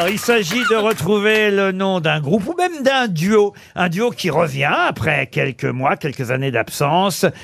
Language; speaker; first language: French; native; French